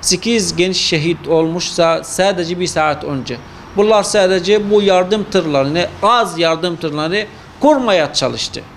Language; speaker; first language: Turkish; non-native, fluent; Arabic